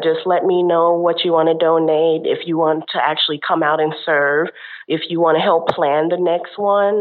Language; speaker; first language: English; native; English